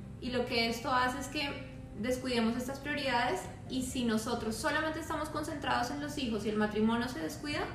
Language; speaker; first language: Spanish; native; Spanish